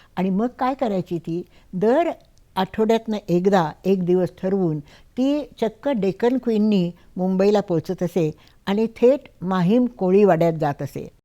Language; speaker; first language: Marathi; native; Marathi